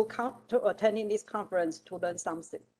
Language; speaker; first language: English; non-native, learner; Chinese